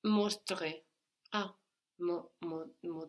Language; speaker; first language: French; non-native, learner; English